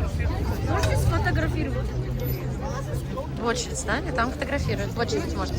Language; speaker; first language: Russian; native; Russian